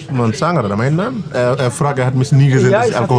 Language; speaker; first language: German; non-native, learner; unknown